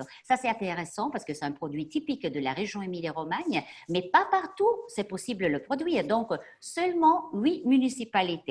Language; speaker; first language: French; non-native, fluent; Italian